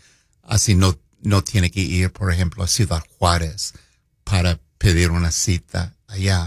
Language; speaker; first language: Spanish; non-native, fluent; English